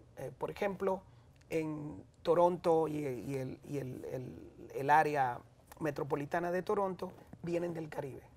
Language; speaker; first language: Spanish; native; Spanish